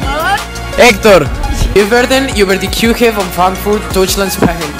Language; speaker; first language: German; non-native, learner; Spanish